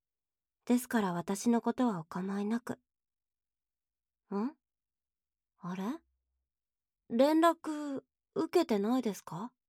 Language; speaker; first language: Japanese; native; Japanese